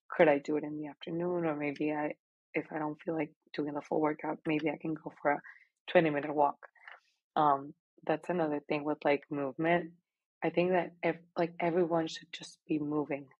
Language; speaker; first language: English; non-native, fluent; Spanish